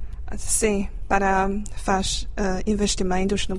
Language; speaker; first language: Portuguese; non-native, fluent; Chinese